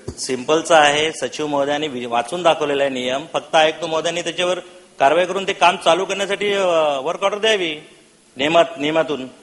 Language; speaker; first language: Marathi; non-native, local second language; Hindi